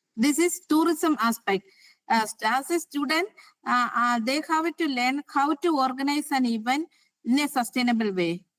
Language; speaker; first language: English; non-native, local second language; Malayalam